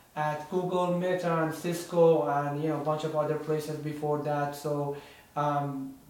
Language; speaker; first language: English; non-native, fluent; Persian